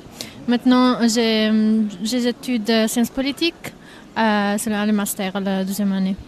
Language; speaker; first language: French; non-native, fluent; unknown